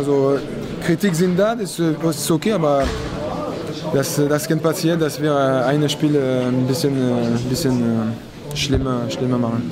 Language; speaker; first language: German; non-native, fluent; French